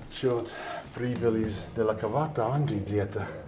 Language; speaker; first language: Russian; non-native, learner; English